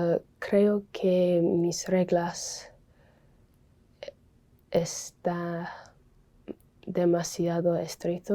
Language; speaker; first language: Spanish; non-native, learner; English